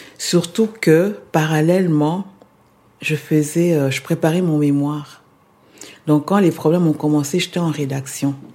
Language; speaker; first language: French; non-native, local second language; Lingala